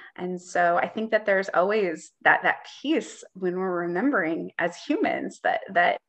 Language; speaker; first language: English; native; English